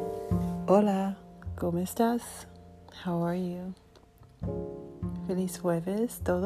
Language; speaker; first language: Spanish; non-native, learner; English